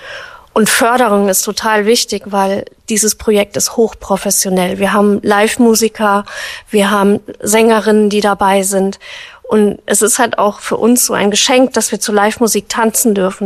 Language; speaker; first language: German; native; German